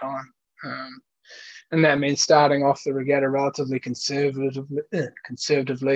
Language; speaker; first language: English; native; English